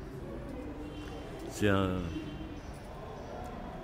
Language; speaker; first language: French; native; French